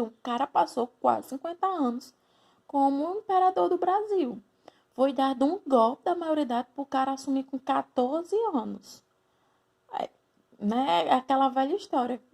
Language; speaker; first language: Portuguese; native; Portuguese